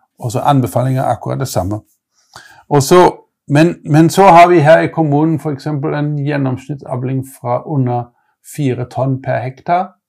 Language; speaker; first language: Norwegian; non-native, fluent; German